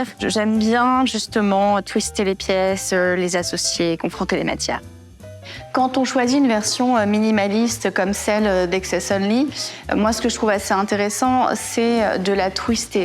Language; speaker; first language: French; native; French